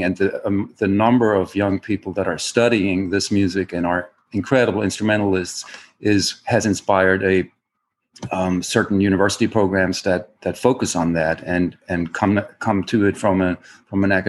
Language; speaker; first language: English; non-native, fluent; German